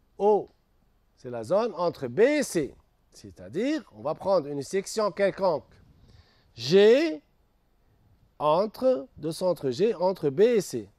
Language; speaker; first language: French; non-native, local second language; Arabic